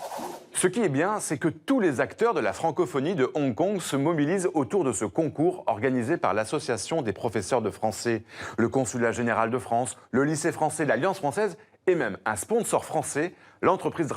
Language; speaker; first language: French; native; French